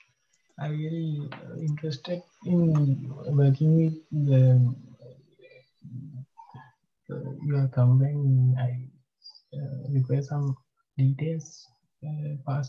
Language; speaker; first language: English; non-native, learner; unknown